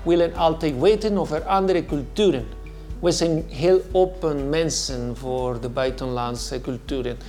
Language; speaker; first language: Dutch; non-native, fluent; Spanish